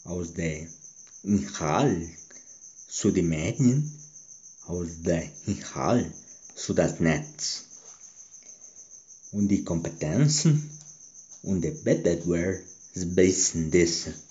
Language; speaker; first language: German; non-native, learner; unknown